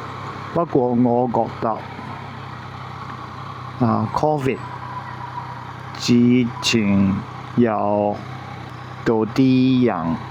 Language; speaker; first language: Chinese; non-native, learner; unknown